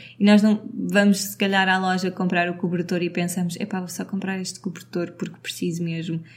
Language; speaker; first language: Portuguese; native; Portuguese